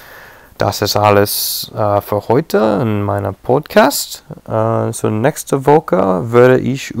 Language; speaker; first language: German; non-native, learner; English